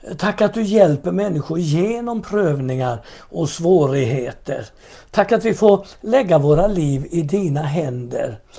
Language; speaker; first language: Swedish; native; Swedish